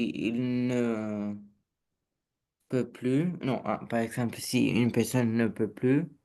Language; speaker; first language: French; non-native, learner; Romanian